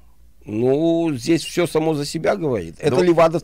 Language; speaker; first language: Russian; native; Russian